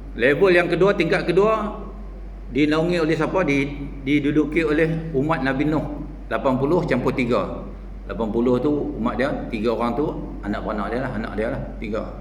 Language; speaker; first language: Malay; native; Malay